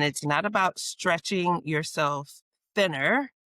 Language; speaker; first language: English; native; English